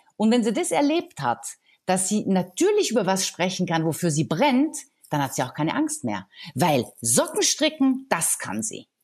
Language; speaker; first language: German; non-native, fluent; French